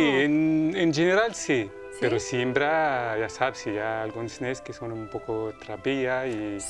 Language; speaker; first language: Catalan; non-native, local second language; Spanish